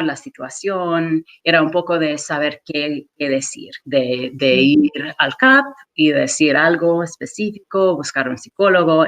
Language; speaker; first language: Spanish; non-native, fluent; English